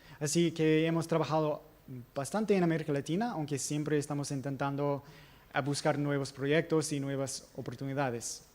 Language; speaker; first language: Spanish; non-native, fluent; English